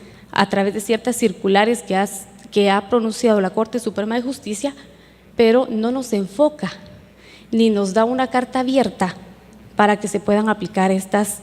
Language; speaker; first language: Spanish; native; Spanish